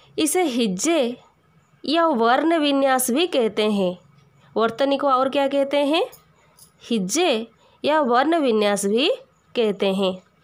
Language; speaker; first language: Hindi; non-native, local second language; Odia